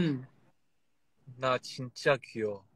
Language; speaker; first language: Korean; early bilingual, heritage; Korean